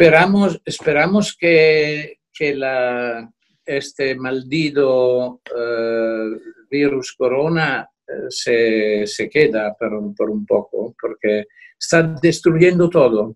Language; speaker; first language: Spanish; non-native, fluent; Italian